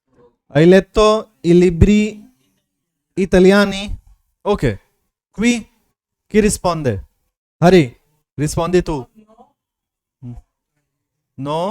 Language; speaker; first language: Italian; non-native, fluent; Hindi